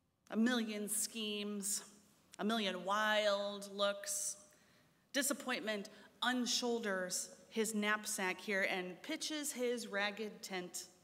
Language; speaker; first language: English; native; English